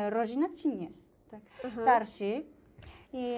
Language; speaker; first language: Polish; non-native, learner; Japanese